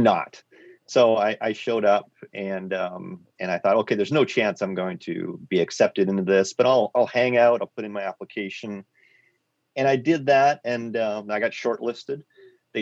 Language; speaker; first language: English; native; English